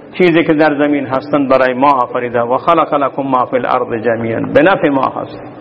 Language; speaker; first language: Persian; non-native, local second language; Baluchi